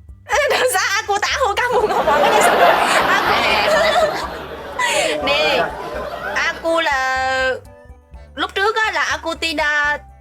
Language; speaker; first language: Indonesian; non-native, learner; Vietnamese